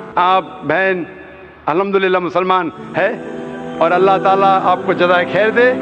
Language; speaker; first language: Urdu; non-native, local second language; Konkani